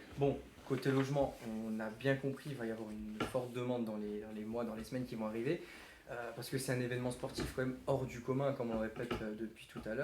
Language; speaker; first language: French; native; French